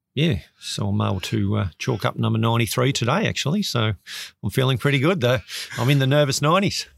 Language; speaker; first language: English; native; English